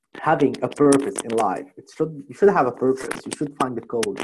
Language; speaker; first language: English; non-native, fluent; Arabic